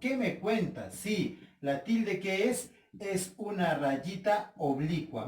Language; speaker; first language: Spanish; native; Spanish